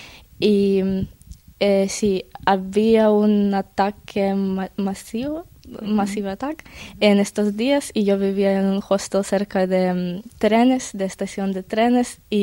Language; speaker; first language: Spanish; non-native, learner; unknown